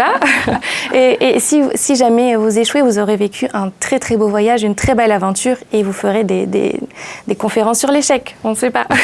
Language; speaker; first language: French; native; French